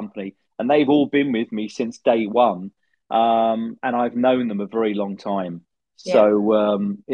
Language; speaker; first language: English; native; English